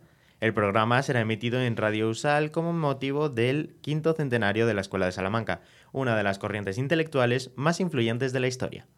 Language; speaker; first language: Spanish; native; Spanish